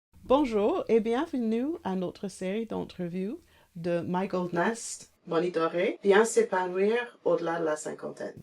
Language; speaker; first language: French; non-native, local second language; English